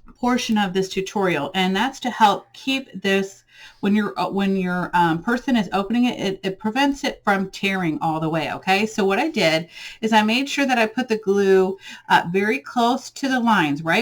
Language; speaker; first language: English; native; English